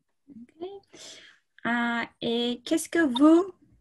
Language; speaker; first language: French; non-native, fluent; English